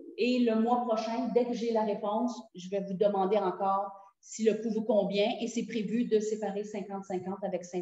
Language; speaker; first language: French; native; French